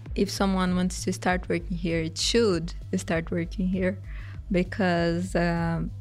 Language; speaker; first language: English; non-native, fluent; Portuguese